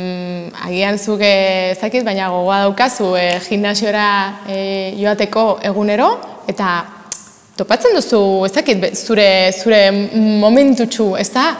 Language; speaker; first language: Basque; non-native, fluent; Spanish